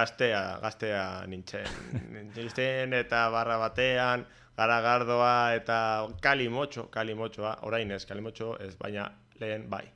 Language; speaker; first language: Basque; non-native, local second language; Spanish